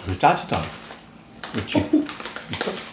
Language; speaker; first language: Korean; native; Korean